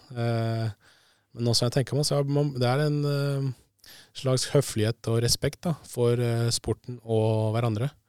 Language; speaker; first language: Norwegian; early bilingual, other home language; Spanish